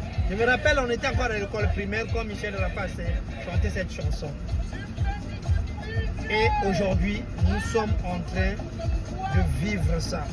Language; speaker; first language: French; non-native, local second language; Kongo